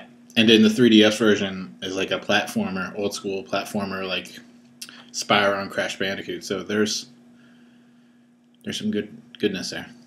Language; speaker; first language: English; native; English